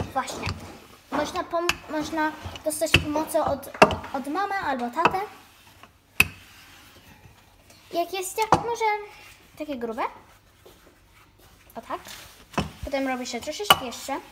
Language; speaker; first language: Polish; early bilingual, heritage; Polish